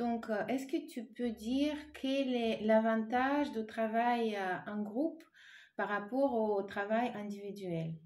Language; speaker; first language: French; non-native, fluent; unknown